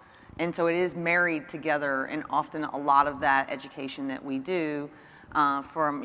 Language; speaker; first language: English; native; English